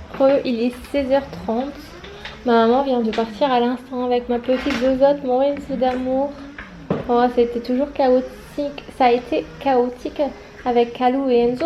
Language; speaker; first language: French; native; French